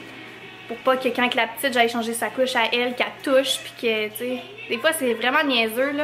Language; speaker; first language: French; native; French